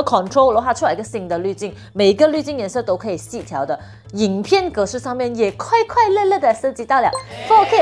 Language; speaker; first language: Chinese; non-native, local second language; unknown